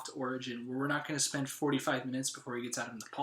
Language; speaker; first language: English; native; English